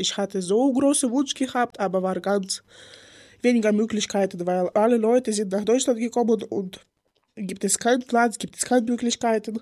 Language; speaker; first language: German; non-native, learner; Ukrainian